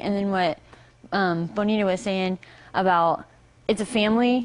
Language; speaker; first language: English; native; English